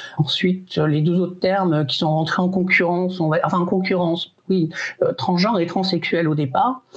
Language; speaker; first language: French; native; French